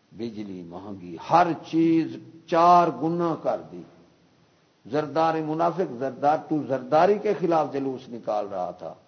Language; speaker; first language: Urdu; non-native, local second language; Punjabi